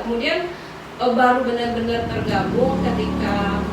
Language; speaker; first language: Indonesian; non-native, local second language; Minangkabau